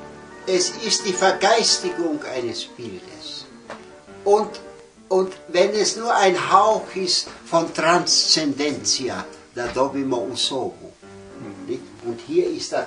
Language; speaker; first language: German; early bilingual, heritage; German